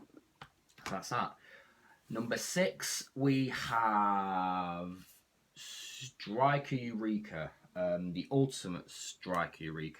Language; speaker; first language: English; native; English